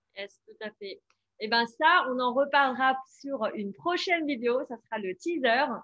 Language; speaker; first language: French; non-native, fluent; Vietnamese